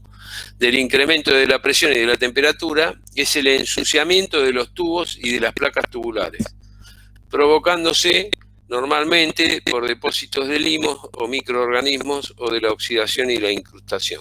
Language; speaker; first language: Spanish; native; Spanish